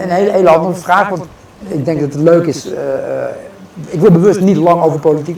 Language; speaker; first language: Dutch; native; Dutch